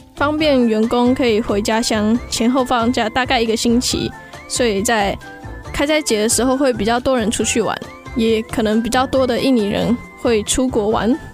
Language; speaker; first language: Chinese; early bilingual, other home language; Indonesian